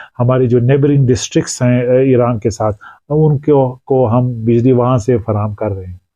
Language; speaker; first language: Urdu; non-native, local second language; Pashto